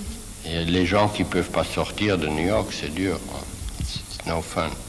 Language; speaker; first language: French; non-native, fluent; Swiss German